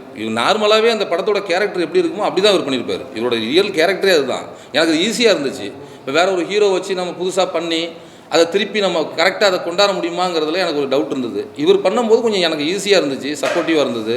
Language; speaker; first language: Tamil; native; Tamil